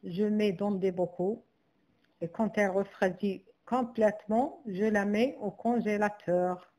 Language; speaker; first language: French; non-native, local second language; Arabic